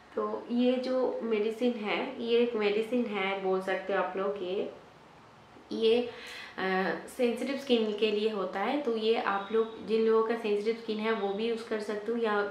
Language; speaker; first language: Hindi; non-native, local second language; Bangla